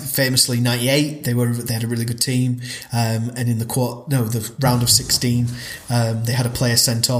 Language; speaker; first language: English; native; English